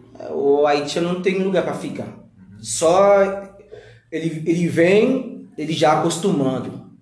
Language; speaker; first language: Portuguese; non-native, learner; Haitian Creole